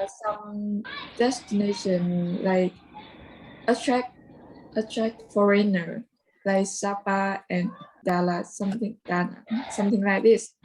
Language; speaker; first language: English; non-native, learner; Vietnamese